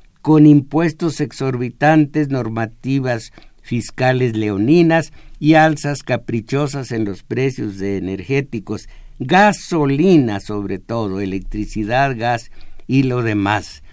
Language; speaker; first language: Spanish; native; Spanish